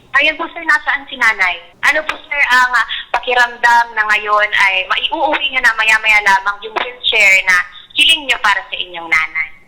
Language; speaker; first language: Filipino; non-native, local second language; Bikol